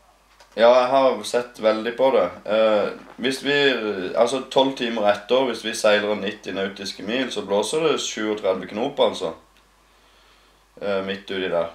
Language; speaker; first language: Norwegian; native; Norwegian